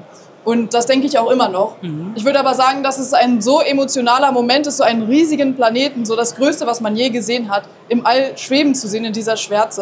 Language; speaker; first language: German; native; German